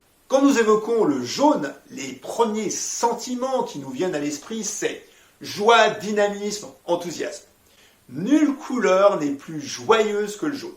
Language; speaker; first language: French; native; French